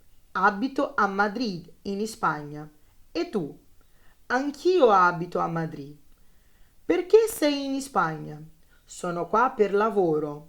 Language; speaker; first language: Italian; non-native, fluent; Portuguese